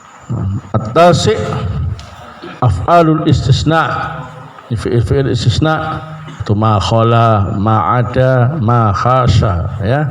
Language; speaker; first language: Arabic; non-native, fluent; Indonesian